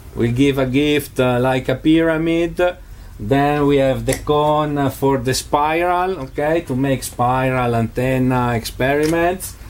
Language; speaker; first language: English; non-native, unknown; Italian